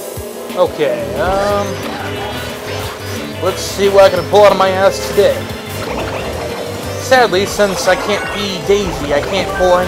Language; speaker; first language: English; native; English